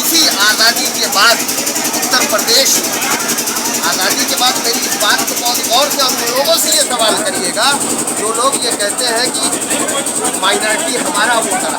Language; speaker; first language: Hindi; native; Hindi